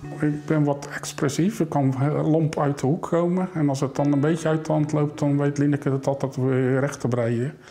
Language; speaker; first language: Dutch; native; Dutch